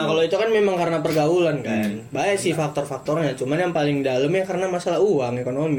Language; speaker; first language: Indonesian; native; Indonesian